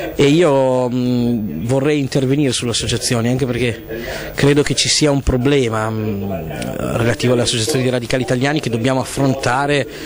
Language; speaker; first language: Italian; native; Italian